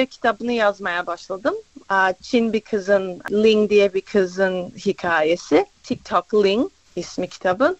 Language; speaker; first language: Turkish; early bilingual, other home language; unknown